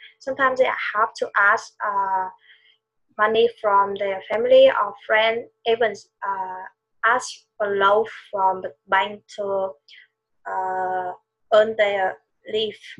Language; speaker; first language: English; non-native, learner; Vietnamese